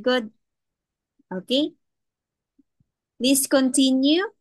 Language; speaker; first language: English; non-native, local second language; Filipino